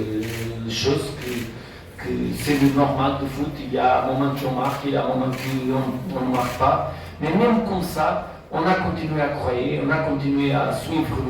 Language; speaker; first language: French; non-native, fluent; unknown